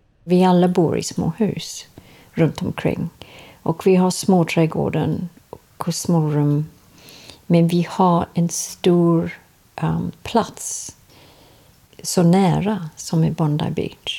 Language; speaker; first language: Swedish; non-native, fluent; English